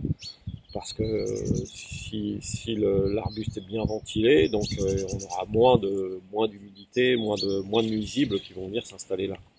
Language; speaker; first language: French; native; French